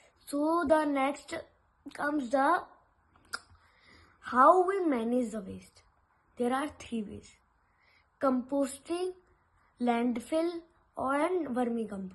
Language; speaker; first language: English; non-native, local second language; Hindi